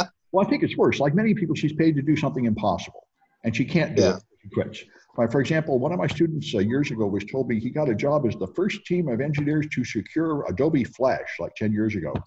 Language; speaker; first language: English; native; English